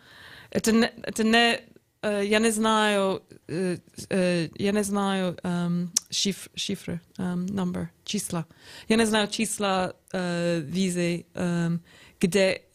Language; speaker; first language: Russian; non-native, learner; English